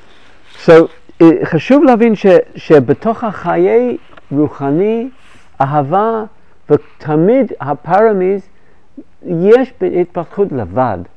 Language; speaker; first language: Hebrew; non-native, fluent; English